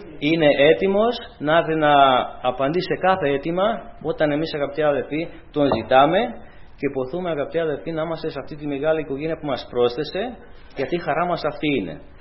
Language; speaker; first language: Greek; non-native, fluent; Romanian